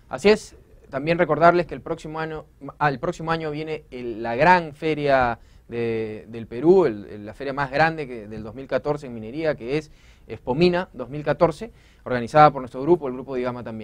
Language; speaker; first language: Spanish; native; Spanish